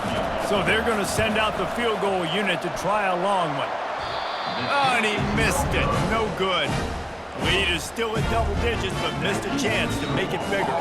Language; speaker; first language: English; native; English